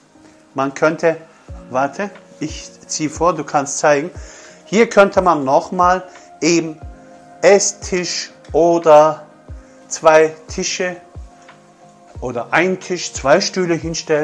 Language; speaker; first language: German; non-native, fluent; Turkish